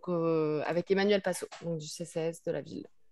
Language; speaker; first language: French; native; French